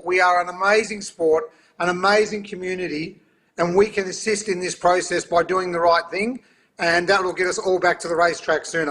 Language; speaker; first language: English; native; English